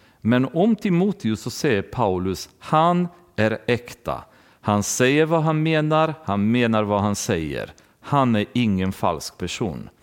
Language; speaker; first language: Swedish; non-native, fluent; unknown